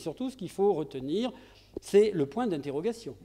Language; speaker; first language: French; native; French